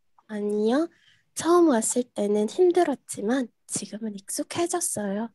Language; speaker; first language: Korean; non-native, learner; Indonesian